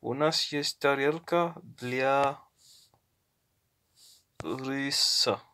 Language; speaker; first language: Russian; non-native, learner; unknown